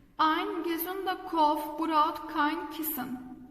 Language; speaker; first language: German; non-native, fluent; Turkish